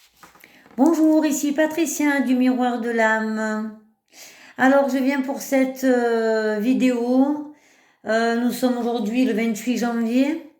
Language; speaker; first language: French; native; French